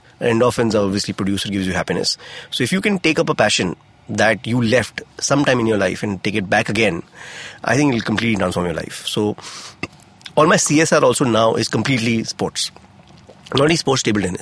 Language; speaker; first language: English; non-native, local second language; Hindi